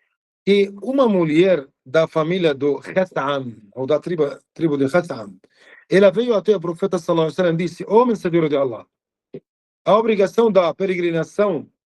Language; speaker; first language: Portuguese; non-native, fluent; Arabic